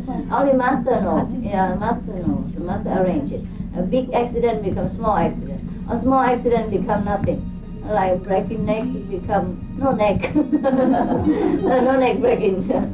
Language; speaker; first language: English; non-native, fluent; Vietnamese